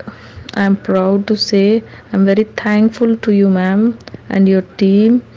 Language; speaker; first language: Hindi; non-native, local second language; Urdu